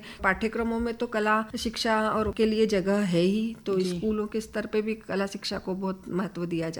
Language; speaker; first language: Hindi; native; Hindi